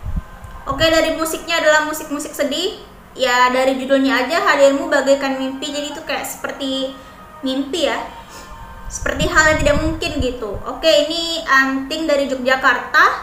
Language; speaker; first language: Indonesian; native; Indonesian